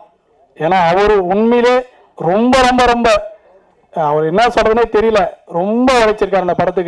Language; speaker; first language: Tamil; native; Tamil